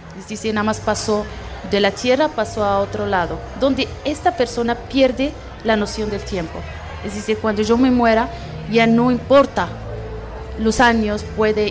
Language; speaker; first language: Spanish; non-native, fluent; Arabic